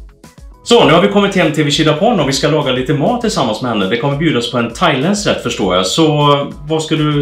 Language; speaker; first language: Swedish; native; Swedish